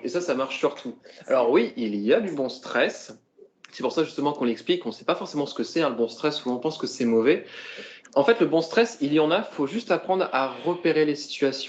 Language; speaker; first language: French; native; French